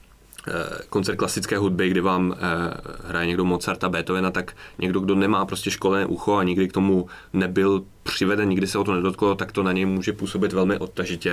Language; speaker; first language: Czech; native; Czech